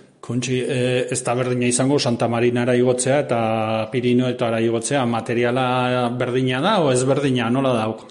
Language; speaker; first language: Basque; native; Basque